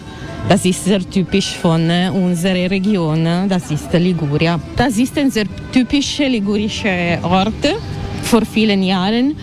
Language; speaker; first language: German; non-native, fluent; Italian